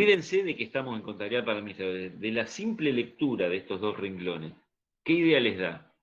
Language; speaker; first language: Spanish; native; Spanish